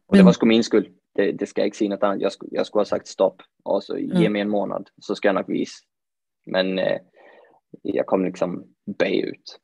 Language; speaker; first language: Swedish; native; Swedish